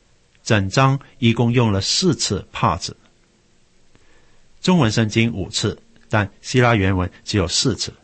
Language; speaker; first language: Chinese; native; Chinese